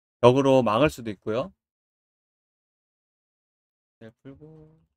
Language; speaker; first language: Korean; native; Korean